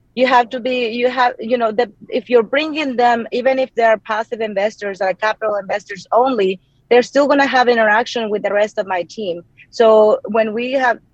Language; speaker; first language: English; non-native, fluent; Spanish